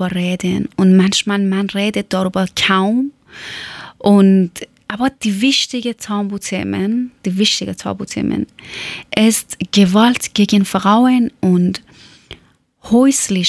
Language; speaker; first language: German; non-native, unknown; Persian